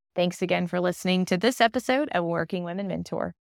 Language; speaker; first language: English; native; English